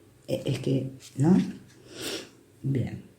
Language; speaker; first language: Spanish; native; Spanish